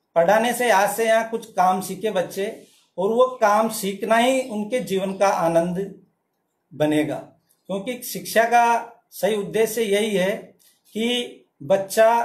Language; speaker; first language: Hindi; native; Hindi